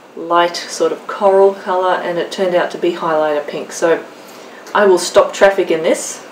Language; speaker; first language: English; native; English